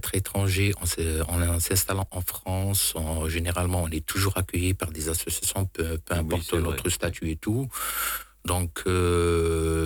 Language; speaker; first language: French; non-native, local second language; Arabic